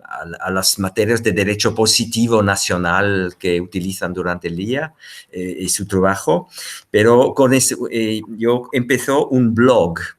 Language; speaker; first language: Spanish; non-native, fluent; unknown